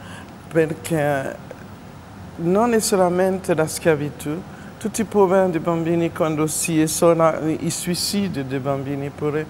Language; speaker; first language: Italian; non-native, fluent; French